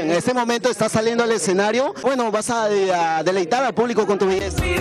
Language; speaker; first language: Spanish; native; Spanish